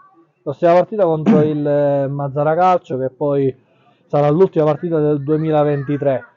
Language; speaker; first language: Italian; native; Italian